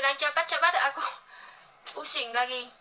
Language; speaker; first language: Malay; non-native, learner; Vietnamese